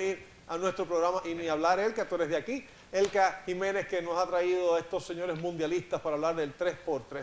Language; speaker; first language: Spanish; native; Spanish